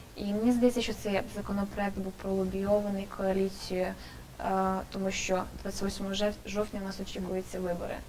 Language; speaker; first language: Ukrainian; native; Ukrainian